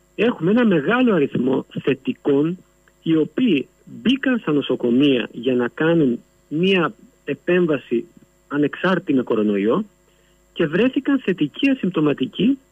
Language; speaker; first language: Greek; native; Greek